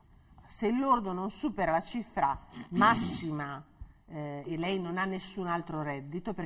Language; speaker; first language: Italian; native; Italian